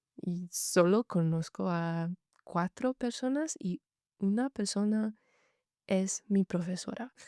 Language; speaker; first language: Spanish; non-native, learner; English